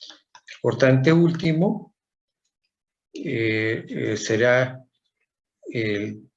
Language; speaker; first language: Spanish; native; Spanish